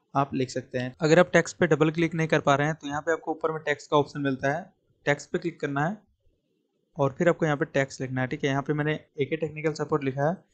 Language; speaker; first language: Hindi; native; Hindi